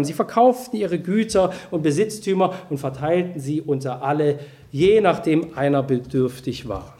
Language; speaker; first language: German; native; German